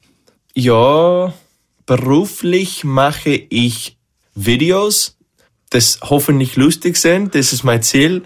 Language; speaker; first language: German; non-native, fluent; English